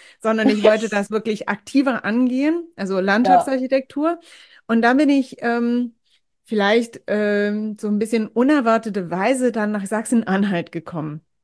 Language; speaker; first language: German; non-native, fluent; English